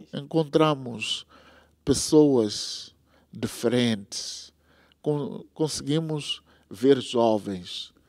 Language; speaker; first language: Portuguese; non-native, local second language; Tsonga